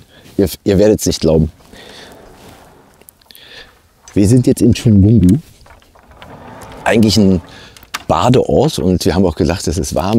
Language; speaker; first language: German; native; German